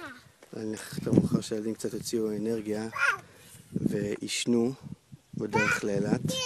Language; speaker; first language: Hebrew; native; Hebrew